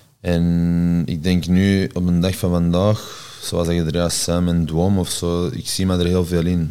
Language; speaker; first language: Dutch; native; Dutch